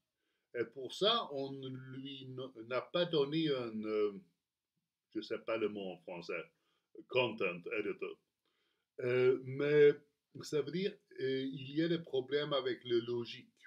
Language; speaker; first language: French; non-native, learner; Spanish